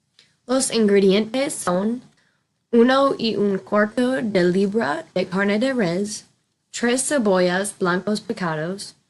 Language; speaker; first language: Spanish; non-native, learner; English